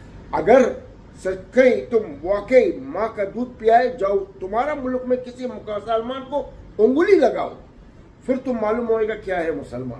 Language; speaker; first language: Hindi; non-native, learner; Arabic